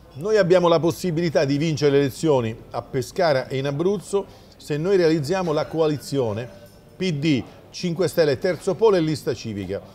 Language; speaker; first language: Italian; native; Italian